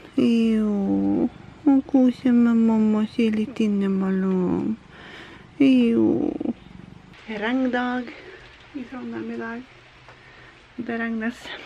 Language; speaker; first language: Norwegian; native; Norwegian